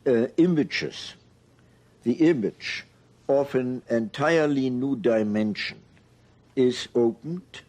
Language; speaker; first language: English; non-native, fluent; German